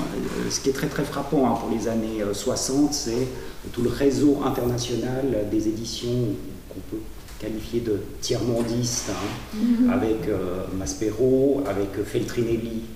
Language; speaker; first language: French; native; French